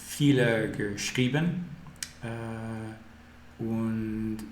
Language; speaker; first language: German; non-native, learner; English